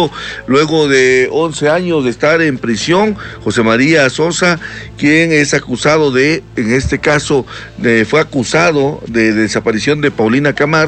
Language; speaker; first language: Spanish; native; Spanish